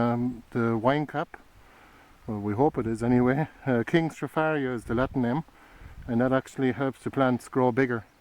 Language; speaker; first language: English; native; English